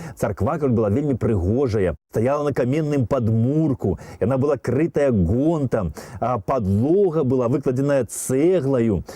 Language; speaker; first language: Belarusian; native; Belarusian